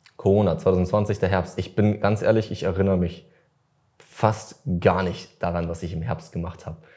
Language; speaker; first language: German; early bilingual, other home language; Russian